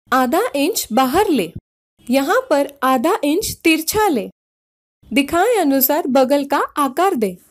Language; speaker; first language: Hindi; non-native, local second language; Marathi